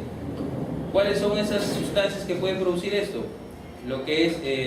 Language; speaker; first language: Spanish; native; Spanish